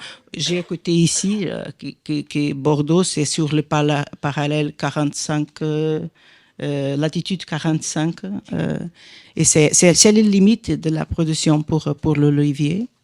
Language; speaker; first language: French; non-native, fluent; Portuguese